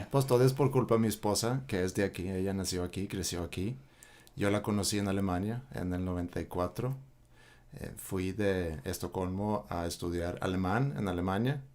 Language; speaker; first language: Spanish; non-native, fluent; Swedish